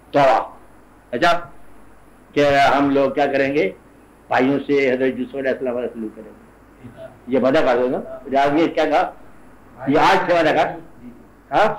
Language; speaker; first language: Urdu; non-native, local second language; Punjabi